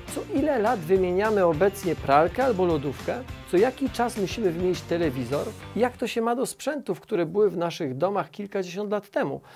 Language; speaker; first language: Polish; native; Polish